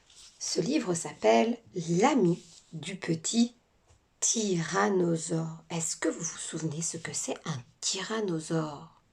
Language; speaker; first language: French; native; French